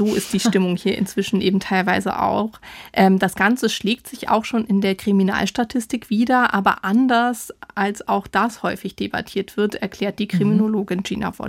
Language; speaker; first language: German; native; German